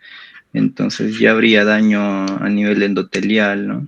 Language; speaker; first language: Spanish; native; Spanish